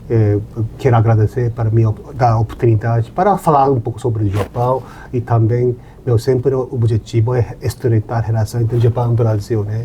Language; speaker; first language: Portuguese; non-native, learner; Japanese